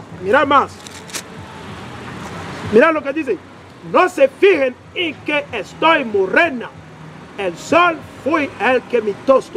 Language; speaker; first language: Spanish; non-native, learner; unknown